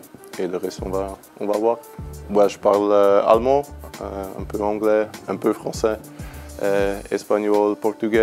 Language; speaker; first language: French; non-native, learner; German